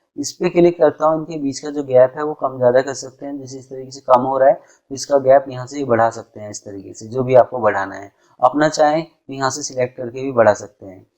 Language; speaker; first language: Hindi; native; Hindi